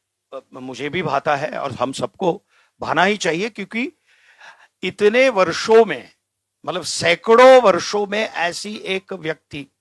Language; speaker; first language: Hindi; native; Hindi